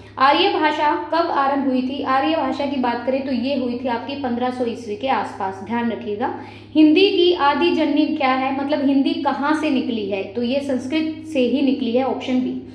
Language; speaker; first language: Hindi; native; Hindi